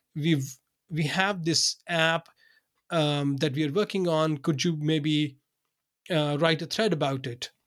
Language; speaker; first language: English; non-native, local second language; Urdu